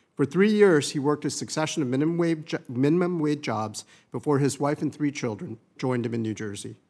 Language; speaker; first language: English; early bilingual, other home language; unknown